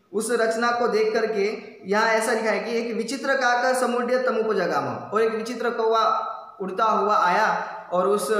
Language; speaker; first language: Hindi; non-native, local second language; Marathi